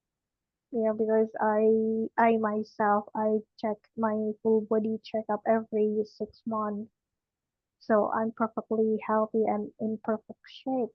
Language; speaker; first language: English; non-native, learner; Indonesian